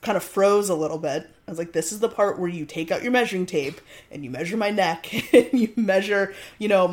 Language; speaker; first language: English; native; English